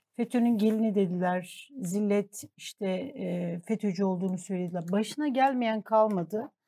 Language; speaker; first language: Turkish; native; Turkish